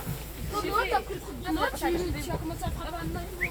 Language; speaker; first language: French; native; French